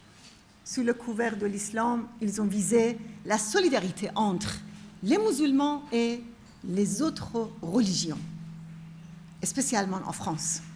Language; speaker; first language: French; non-native, fluent; Persian